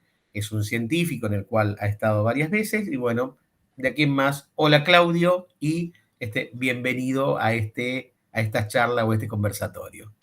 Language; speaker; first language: Spanish; native; Spanish